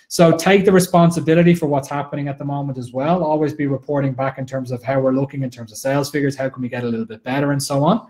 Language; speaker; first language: English; native; English